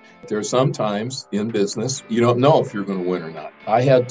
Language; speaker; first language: English; native; English